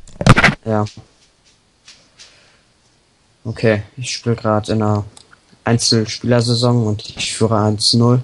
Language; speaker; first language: German; native; German